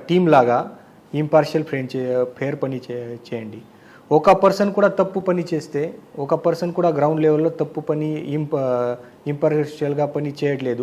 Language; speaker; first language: Telugu; non-native, fluent; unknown